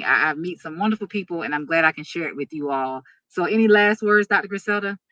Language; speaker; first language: English; native; English